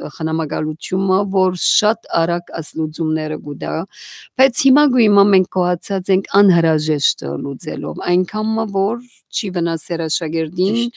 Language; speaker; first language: Armenian; native; Armenian